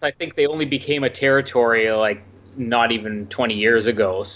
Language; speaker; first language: English; native; English